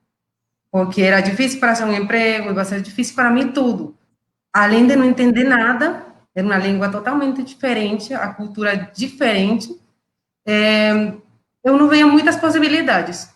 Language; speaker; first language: Portuguese; non-native, fluent; Spanish